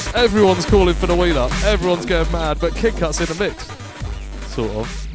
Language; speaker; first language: English; native; English